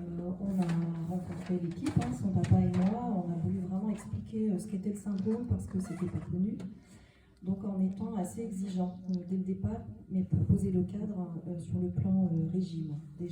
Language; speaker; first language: French; native; French